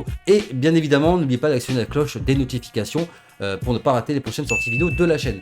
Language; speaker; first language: French; native; French